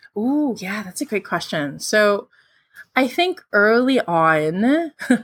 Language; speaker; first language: English; non-native, local second language; Filipino